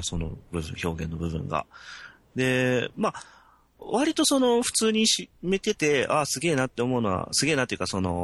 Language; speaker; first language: Japanese; native; Japanese